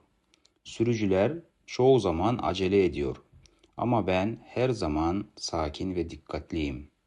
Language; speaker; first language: Turkish; non-native, fluent; Kazakh